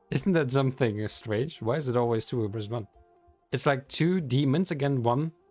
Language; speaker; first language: English; non-native, fluent; German